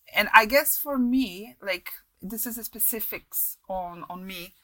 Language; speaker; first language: English; non-native, fluent; Portuguese